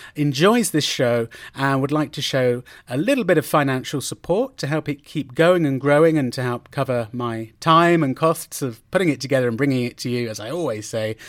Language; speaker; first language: English; native; English